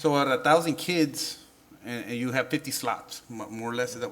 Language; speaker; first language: English; native; English